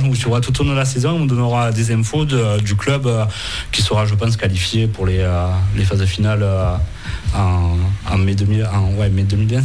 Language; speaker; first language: French; native; French